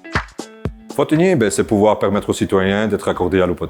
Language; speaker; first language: French; native; French